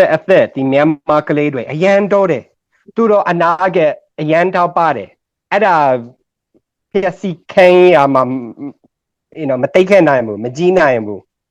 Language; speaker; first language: Burmese; non-native, learner; English